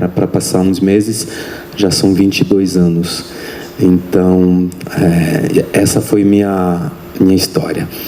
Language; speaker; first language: Portuguese; non-native, fluent; French